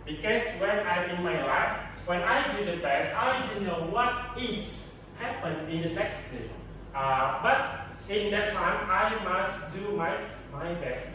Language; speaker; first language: English; non-native, learner; Indonesian